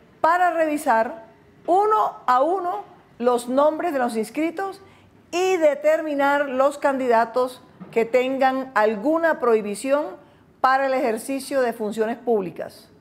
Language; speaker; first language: Spanish; native; Spanish